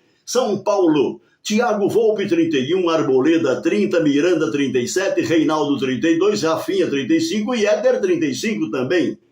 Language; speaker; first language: Portuguese; native; Portuguese